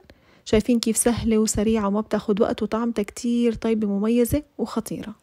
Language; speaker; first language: Arabic; native; Arabic